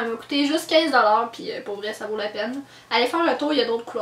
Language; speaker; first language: French; native; French